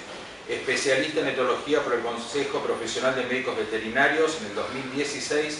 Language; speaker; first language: Spanish; native; Spanish